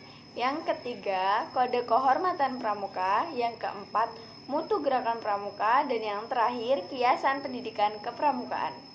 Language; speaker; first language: Indonesian; native; Indonesian